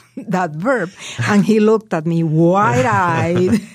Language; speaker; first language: English; non-native, fluent; Spanish